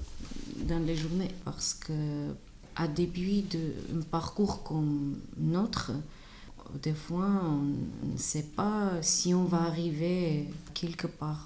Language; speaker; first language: French; non-native, fluent; Armenian